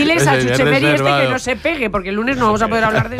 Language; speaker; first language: Spanish; native; Spanish